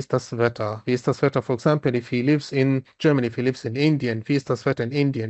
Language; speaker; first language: German; non-native, fluent; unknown